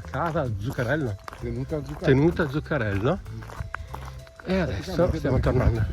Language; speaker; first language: Italian; native; Italian